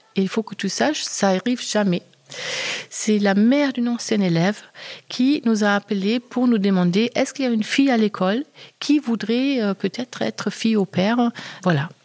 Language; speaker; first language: French; non-native, fluent; German